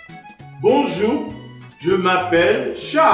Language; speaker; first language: French; non-native, fluent; Portuguese